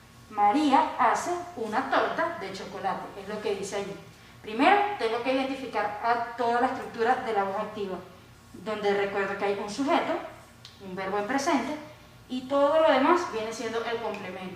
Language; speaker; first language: Spanish; native; Spanish